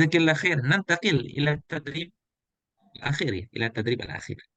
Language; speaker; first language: Arabic; non-native, fluent; Indonesian